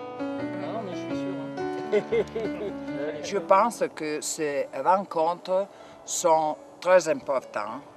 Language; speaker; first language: French; non-native, fluent; Italian